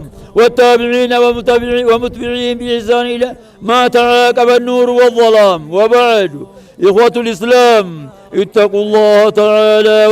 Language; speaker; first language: Arabic; non-native, fluent; Oromo